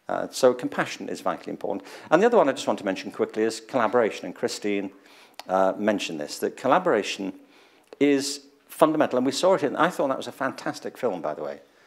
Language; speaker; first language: English; native; English